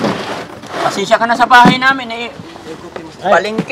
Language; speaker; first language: Filipino; native; Filipino